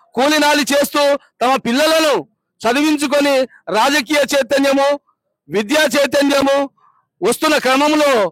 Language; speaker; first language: Telugu; non-native, local second language; Lambadi